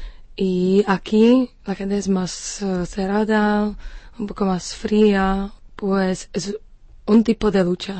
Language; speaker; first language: Spanish; non-native, fluent; Slovak